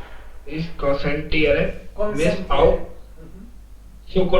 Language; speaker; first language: German; non-native, learner; Hindi